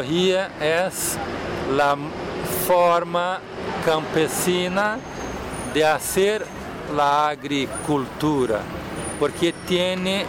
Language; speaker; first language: Spanish; non-native, fluent; Portuguese